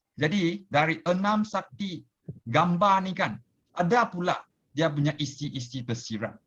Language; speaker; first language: Malay; non-native, local second language; Chinese